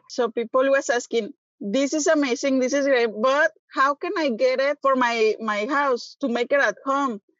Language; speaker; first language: English; non-native, fluent; Spanish